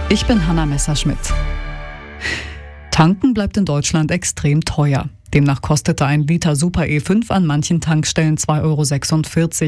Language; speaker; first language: German; native; German